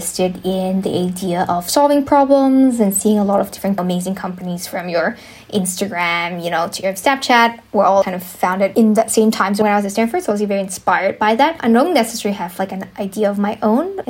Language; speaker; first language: English; non-native, local second language; Chinese